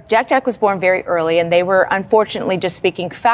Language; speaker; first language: English; native; English